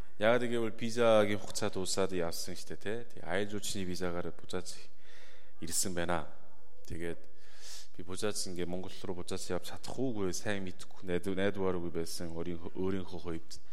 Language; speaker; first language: Mongolian; non-native, fluent; Korean